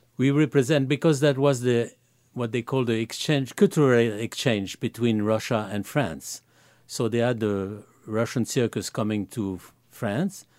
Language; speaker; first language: English; non-native, fluent; French